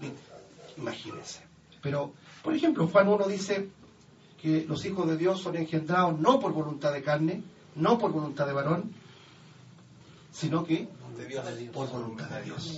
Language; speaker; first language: Spanish; native; Spanish